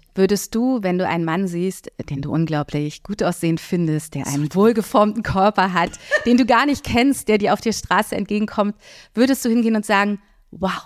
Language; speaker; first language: German; native; German